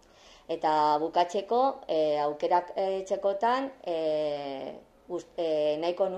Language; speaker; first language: Basque; non-native, local second language; Spanish